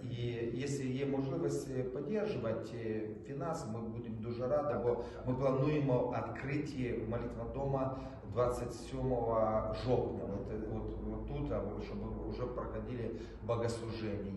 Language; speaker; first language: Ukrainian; non-native, local second language; Russian